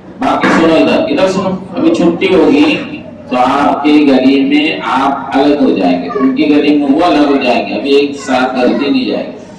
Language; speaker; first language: Urdu; native; Urdu